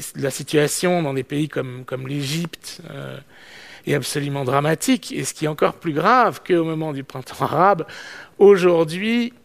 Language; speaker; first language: French; native; French